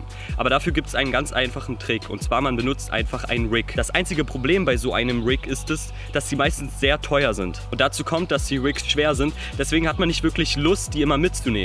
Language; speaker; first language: German; native; German